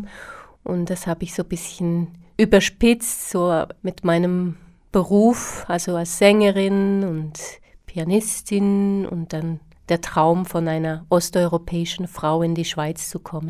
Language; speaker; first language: German; early bilingual, other home language; Slovak